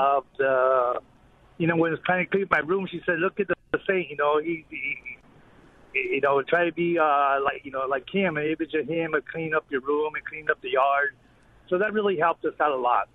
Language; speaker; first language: English; native; English